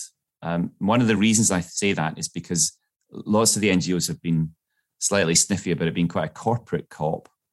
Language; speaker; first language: English; native; English